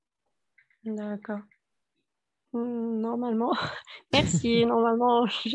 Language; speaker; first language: French; non-native, learner; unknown